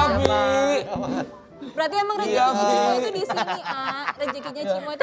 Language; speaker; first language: Indonesian; native; Indonesian